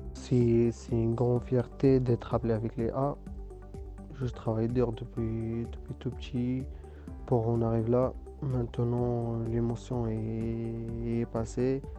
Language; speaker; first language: French; non-native, local second language; Arabic